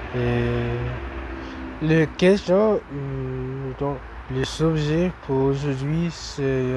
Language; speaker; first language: French; non-native, learner; English